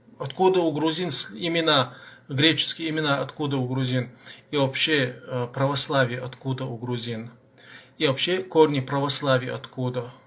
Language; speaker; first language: Russian; non-native, local second language; Chechen